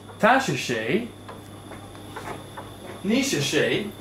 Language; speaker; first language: Chinese; non-native, learner; English